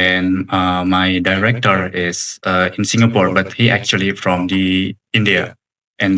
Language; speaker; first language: English; non-native, learner; Indonesian